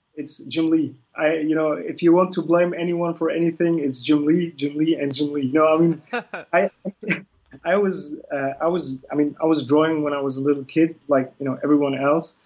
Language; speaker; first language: English; early bilingual, other home language; Kurdish